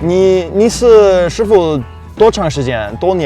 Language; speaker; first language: Chinese; non-native, learner; English